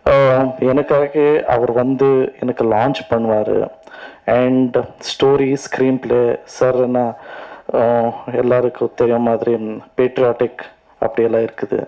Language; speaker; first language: Tamil; non-native, learner; Kannada